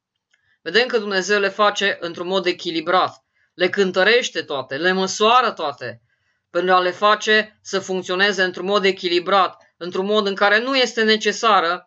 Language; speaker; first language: Romanian; native; Romanian